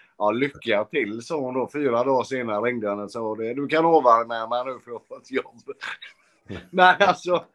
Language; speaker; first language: Swedish; native; Swedish